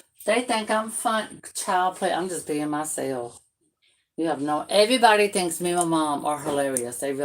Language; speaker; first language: English; native; English